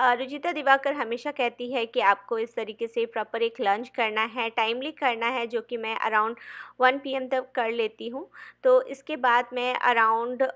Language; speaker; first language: Hindi; non-native, local second language; Bangla